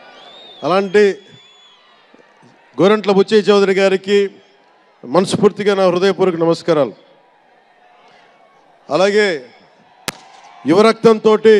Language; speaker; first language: Telugu; native; Telugu